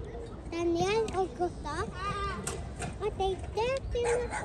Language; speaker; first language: Swedish; early bilingual, other home language; Mongolian